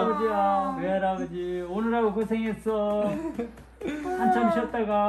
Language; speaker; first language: Korean; native; Korean